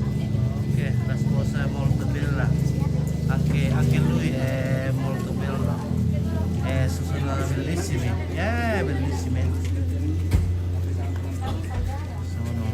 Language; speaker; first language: Italian; non-native, learner; Indonesian